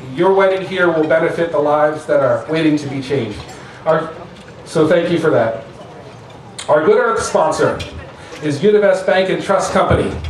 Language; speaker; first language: English; native; English